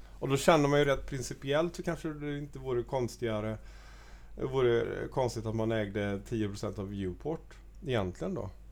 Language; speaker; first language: Swedish; native; Swedish